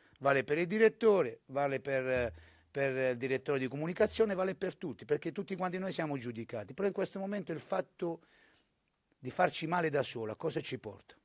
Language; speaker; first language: Italian; native; Italian